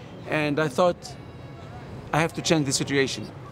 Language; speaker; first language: English; non-native, fluent; Arabic